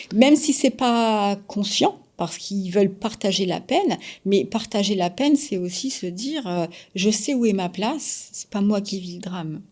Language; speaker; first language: French; native; French